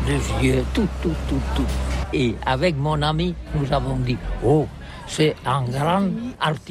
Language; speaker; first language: French; non-native, learner; Catalan